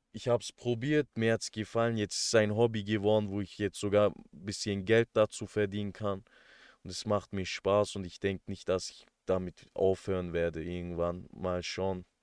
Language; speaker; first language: German; early bilingual, other home language; Turkish